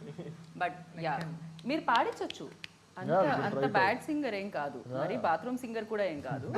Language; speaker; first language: Telugu; native; Telugu